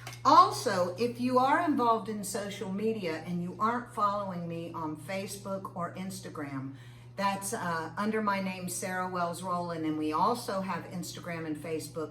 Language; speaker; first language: English; native; English